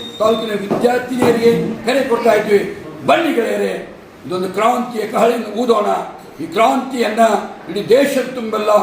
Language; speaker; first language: Kannada; non-native, local second language; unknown